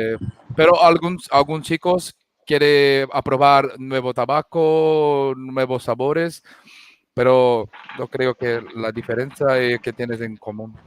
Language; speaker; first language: Spanish; non-native, fluent; Portuguese